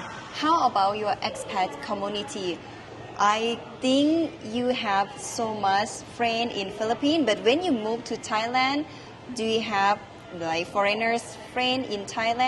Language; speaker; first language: English; non-native, learner; Thai